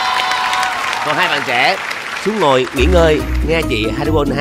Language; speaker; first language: Vietnamese; native; Vietnamese